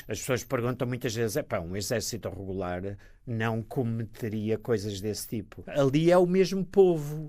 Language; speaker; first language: Portuguese; native; Portuguese